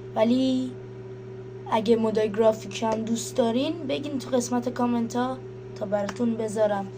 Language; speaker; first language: Persian; native; Persian